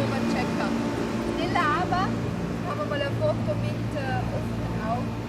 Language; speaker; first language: German; native; German